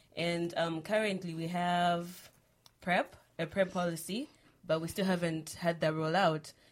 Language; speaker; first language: English; non-native, local second language; Nyanja